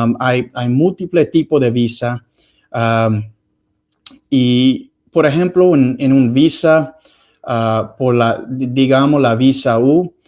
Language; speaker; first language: Spanish; non-native, fluent; English